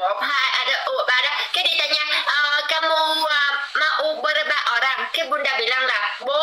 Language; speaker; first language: Indonesian; non-native, learner; Vietnamese